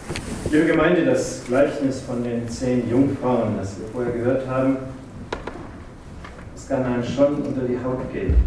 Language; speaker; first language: German; native; German